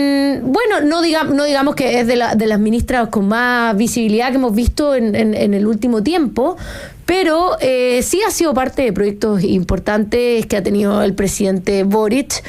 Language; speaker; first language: Spanish; native; Spanish